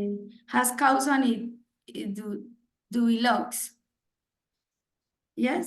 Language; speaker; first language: English; non-native, learner; Spanish